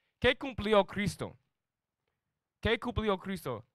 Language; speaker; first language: Spanish; non-native, learner; English